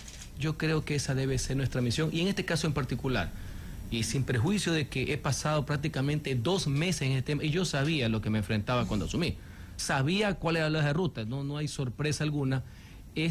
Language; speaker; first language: Spanish; native; Spanish